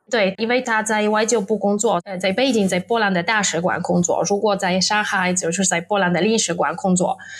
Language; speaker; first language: Chinese; non-native, fluent; Polish